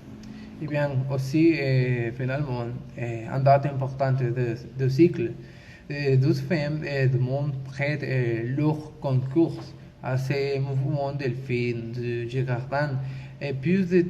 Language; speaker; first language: French; non-native, learner; Spanish